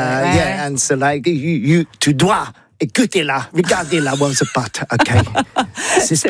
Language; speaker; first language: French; non-native, learner; English